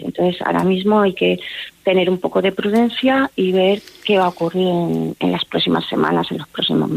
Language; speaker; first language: Spanish; native; Spanish